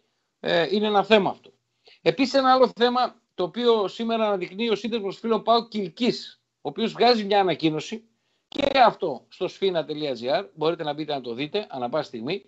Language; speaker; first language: Greek; native; Greek